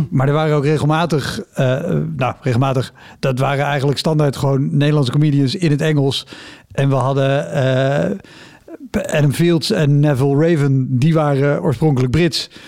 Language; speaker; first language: Dutch; native; Dutch